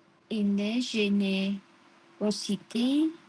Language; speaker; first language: French; non-native, learner; Vietnamese